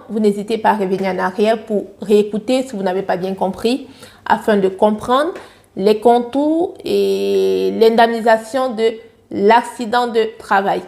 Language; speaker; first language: French; native; French